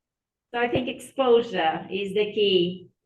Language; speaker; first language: English; non-native, fluent; Portuguese